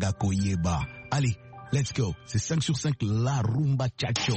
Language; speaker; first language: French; non-native, local second language; Lingala